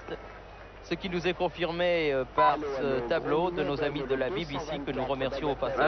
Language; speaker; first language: French; native; French